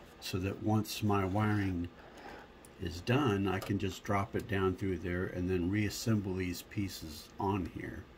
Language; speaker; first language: English; native; English